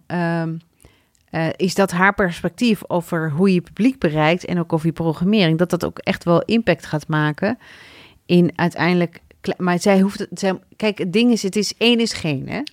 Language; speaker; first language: Dutch; early bilingual, other home language; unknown